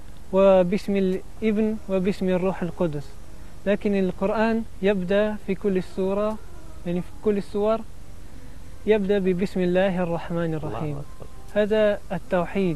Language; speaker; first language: Arabic; non-native, learner; Italian